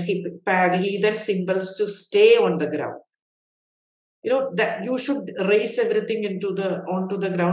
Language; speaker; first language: English; non-native, local second language; Malayalam